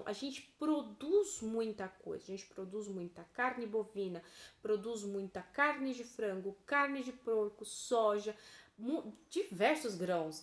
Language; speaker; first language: Portuguese; native; Portuguese